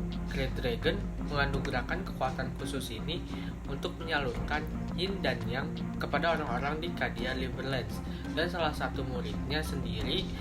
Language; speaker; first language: Indonesian; native; Indonesian